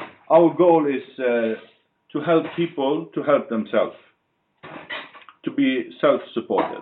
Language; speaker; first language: English; non-native, fluent; Norwegian